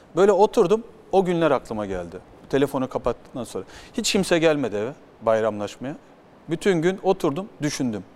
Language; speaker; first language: Turkish; early bilingual, heritage; Turkish